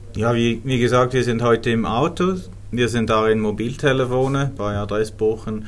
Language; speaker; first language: German; non-native, fluent; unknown